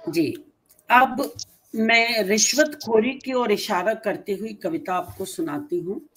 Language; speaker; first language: Hindi; native; Hindi